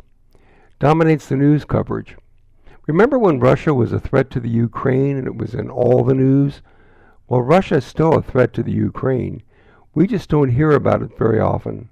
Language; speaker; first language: English; native; English